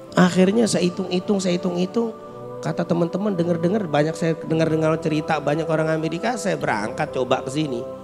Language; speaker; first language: Indonesian; native; Indonesian